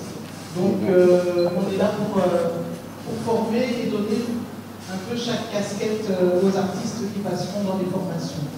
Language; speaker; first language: French; native; French